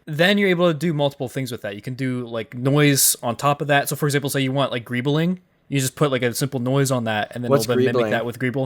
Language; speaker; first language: English; native; English